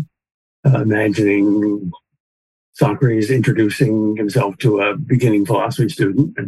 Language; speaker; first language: English; native; English